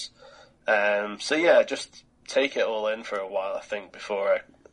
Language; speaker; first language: English; native; English